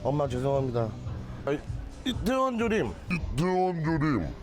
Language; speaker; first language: Korean; native; Korean